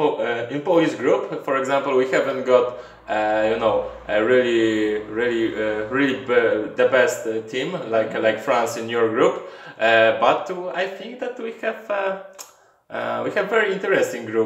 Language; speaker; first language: English; non-native, learner; Polish